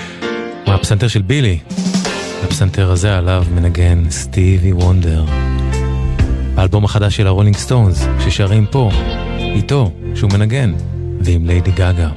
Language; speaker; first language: Hebrew; native; Hebrew